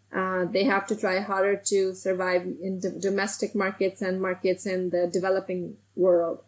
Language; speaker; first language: English; non-native, local second language; Hindi